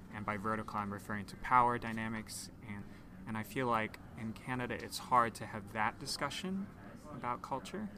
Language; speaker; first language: English; non-native, local second language; Cantonese